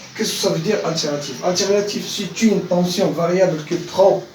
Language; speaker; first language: French; non-native, local second language; Arabic